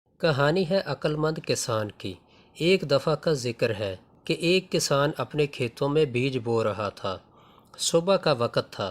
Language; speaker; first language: Urdu; native; Urdu